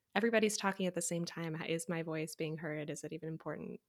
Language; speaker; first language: English; native; English